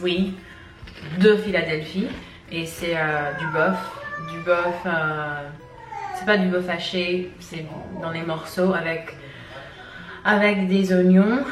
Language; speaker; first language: French; non-native, fluent; English